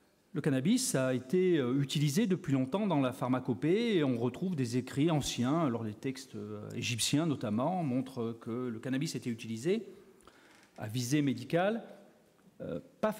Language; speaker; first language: French; native; French